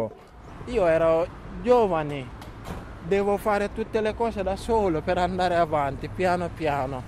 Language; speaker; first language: Italian; non-native, learner; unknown